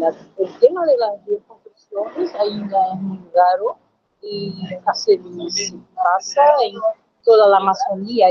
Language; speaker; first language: Spanish; non-native, learner; Portuguese